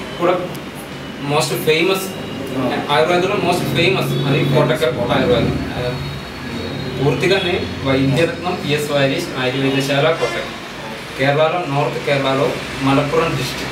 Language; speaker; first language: Telugu; non-native, learner; Malayalam